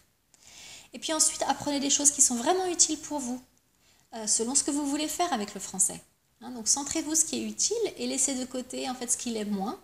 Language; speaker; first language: French; native; French